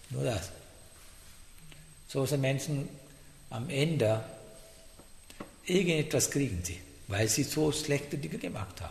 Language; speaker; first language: German; non-native, fluent; Sinhala